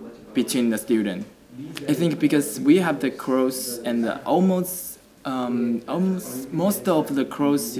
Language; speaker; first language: English; non-native, learner; Chinese